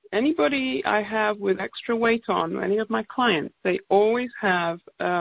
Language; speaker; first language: English; native; English